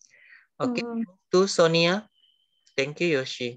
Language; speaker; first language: English; non-native, fluent; Indonesian